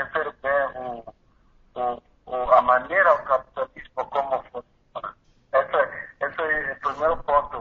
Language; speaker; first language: Spanish; non-native, learner; Portuguese